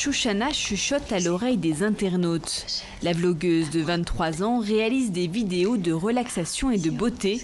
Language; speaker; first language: French; native; French